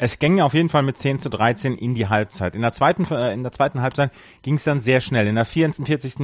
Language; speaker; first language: German; native; German